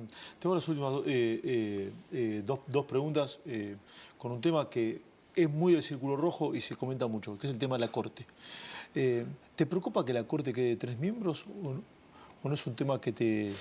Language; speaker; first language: Spanish; native; Spanish